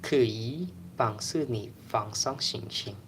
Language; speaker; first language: Chinese; non-native, learner; Indonesian